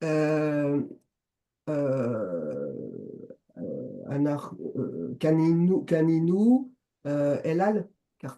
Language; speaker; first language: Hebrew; non-native, learner; French